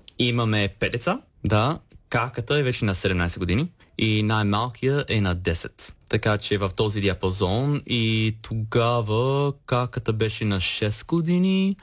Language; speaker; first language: Bulgarian; non-native, fluent; English